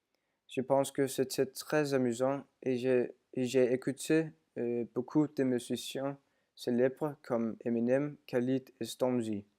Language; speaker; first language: French; non-native, learner; Danish